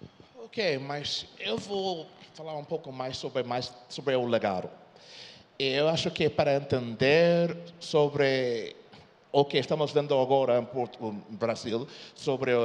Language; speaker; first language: Portuguese; non-native, fluent; English